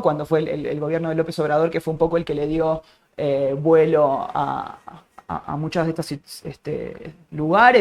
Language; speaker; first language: Spanish; native; Spanish